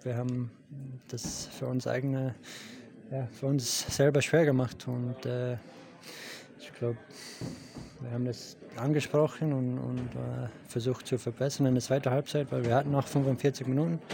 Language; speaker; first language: German; non-native, fluent; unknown